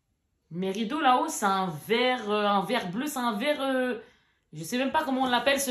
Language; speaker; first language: French; native; French